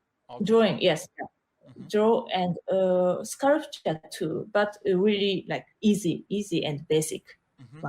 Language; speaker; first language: English; non-native, learner; Japanese